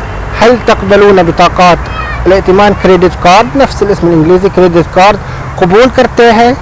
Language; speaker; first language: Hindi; non-native, fluent; Arabic